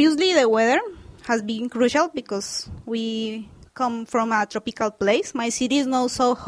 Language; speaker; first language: English; non-native, fluent; Spanish